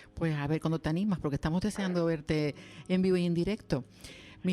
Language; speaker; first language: Spanish; native; Spanish